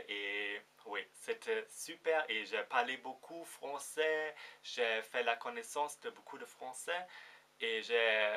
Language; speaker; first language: French; non-native, fluent; German